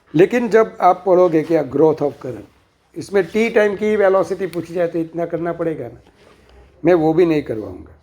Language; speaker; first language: Hindi; non-native, local second language; Gujarati